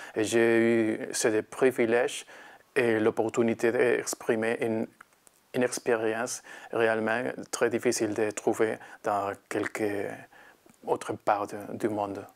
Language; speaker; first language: French; non-native, learner; Spanish